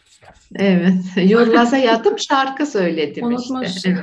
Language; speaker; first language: Turkish; non-native, fluent; Chuvash